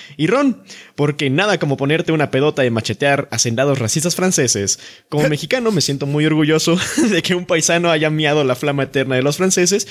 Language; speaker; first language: Spanish; native; Spanish